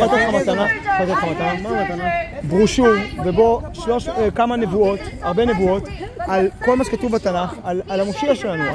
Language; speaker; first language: Hebrew; native; Hebrew